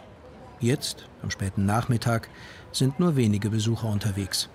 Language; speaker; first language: German; native; German